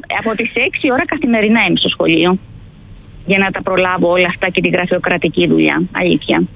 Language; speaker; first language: Greek; native; Greek